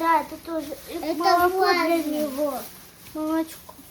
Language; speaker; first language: Russian; early bilingual, other home language; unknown